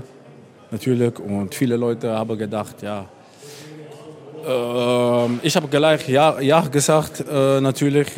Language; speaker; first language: German; non-native, fluent; Dutch